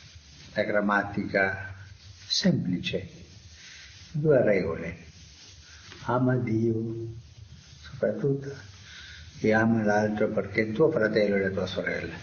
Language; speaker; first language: Italian; non-native, fluent; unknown